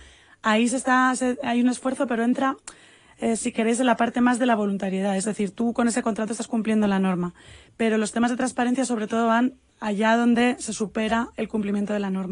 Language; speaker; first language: Spanish; native; Spanish